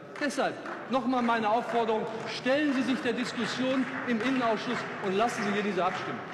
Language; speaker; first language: German; native; German